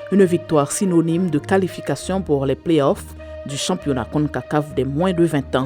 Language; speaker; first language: French; non-native, local second language; Haitian Creole